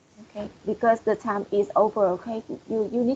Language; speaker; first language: English; non-native, fluent; Vietnamese